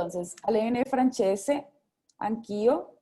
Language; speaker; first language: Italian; non-native, fluent; Spanish